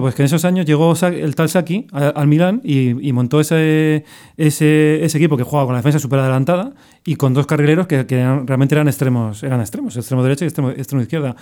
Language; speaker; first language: Spanish; native; Spanish